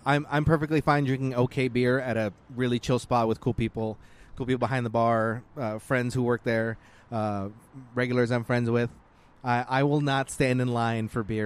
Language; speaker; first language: English; early bilingual, other home language; Spanish